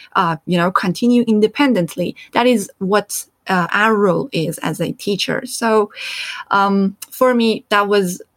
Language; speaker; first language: English; non-native, fluent; Persian